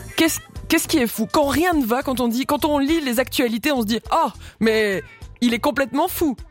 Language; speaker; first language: French; native; French